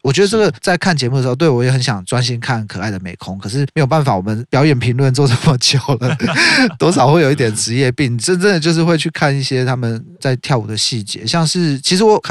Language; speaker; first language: Chinese; native; Chinese